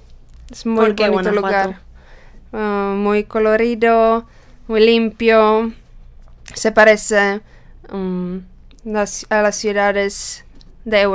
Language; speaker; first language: Spanish; non-native, learner; Czech